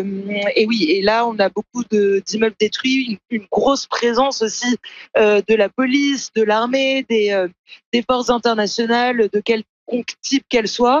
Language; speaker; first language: French; native; French